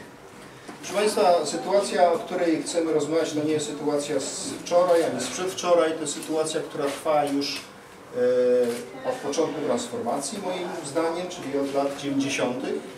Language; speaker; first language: Polish; native; Polish